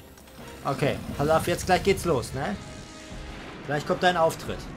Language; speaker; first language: German; native; German